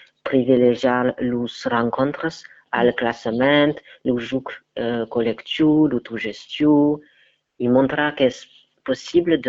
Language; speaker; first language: Catalan; non-native, learner; French